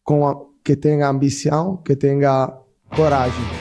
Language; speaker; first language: Portuguese; non-native, fluent; Italian